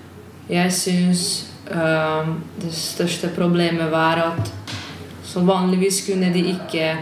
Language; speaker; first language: Norwegian; non-native, fluent; Hungarian